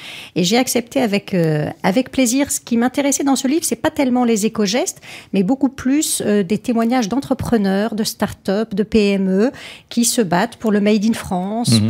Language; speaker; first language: French; native; French